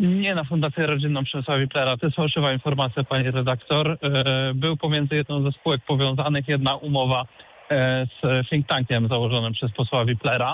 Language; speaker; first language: Polish; native; Polish